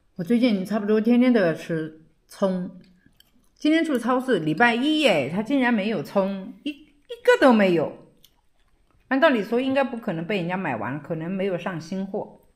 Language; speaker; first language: Chinese; native; Chinese